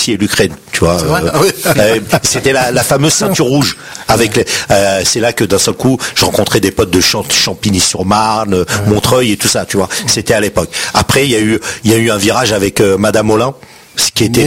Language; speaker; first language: French; native; French